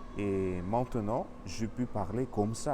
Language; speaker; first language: French; non-native, learner; Russian